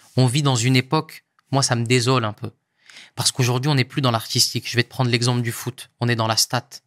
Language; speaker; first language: French; native; French